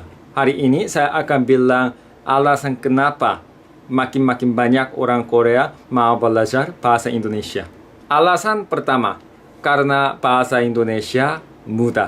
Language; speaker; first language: Indonesian; non-native, fluent; Korean